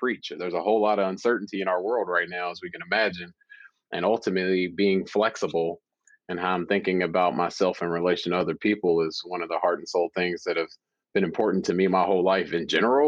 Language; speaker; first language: English; native; English